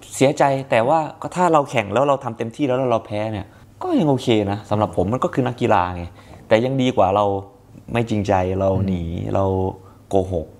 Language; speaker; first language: Thai; native; Thai